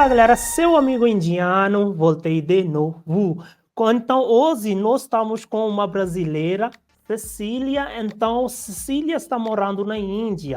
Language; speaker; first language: Portuguese; non-native, learner; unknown